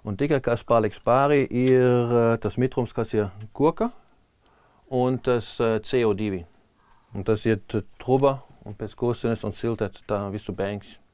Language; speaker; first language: Latvian; non-native, learner; German